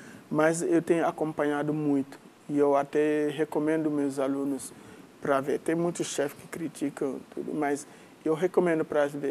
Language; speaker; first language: Portuguese; non-native, fluent; Wolof